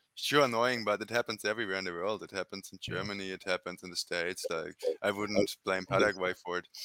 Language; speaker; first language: English; non-native, fluent; German